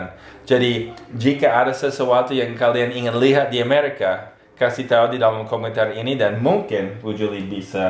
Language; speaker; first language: Indonesian; non-native, fluent; English